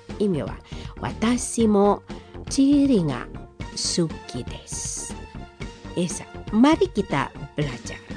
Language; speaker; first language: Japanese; non-native, learner; Indonesian